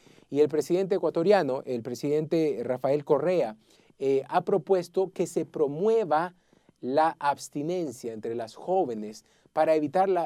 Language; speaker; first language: Spanish; native; Spanish